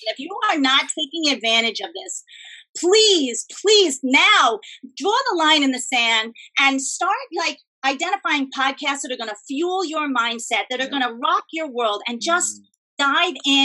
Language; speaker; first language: English; native; English